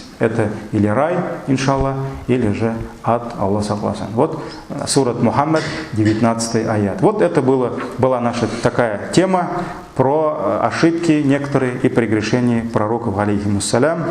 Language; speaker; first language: Russian; non-native, local second language; Tatar